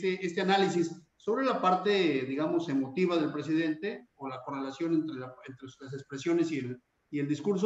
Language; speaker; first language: Spanish; native; Spanish